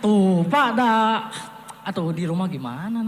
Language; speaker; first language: Indonesian; native; Indonesian